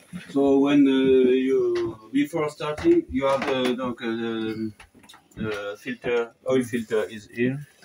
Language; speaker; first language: English; non-native, learner; French